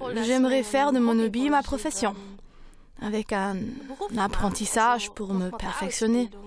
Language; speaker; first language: French; non-native, local second language; Luxembourgish